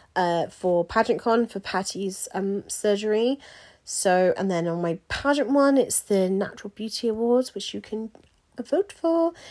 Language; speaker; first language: English; native; English